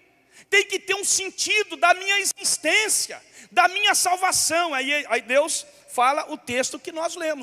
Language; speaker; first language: Portuguese; native; Portuguese